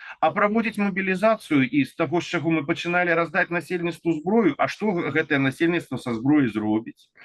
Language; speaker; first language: Belarusian; non-native, local second language; Russian